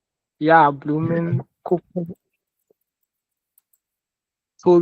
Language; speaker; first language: German; non-native, learner; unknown